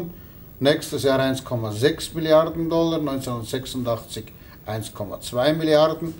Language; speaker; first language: German; native; German